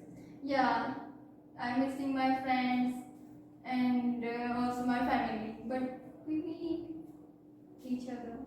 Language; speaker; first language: English; non-native, learner; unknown